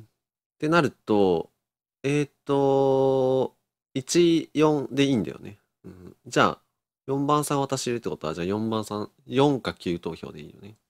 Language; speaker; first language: Japanese; native; Japanese